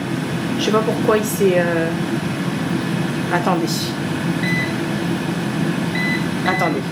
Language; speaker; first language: French; native; French